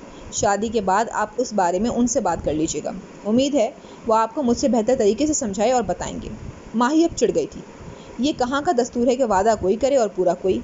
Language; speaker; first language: Urdu; native; Urdu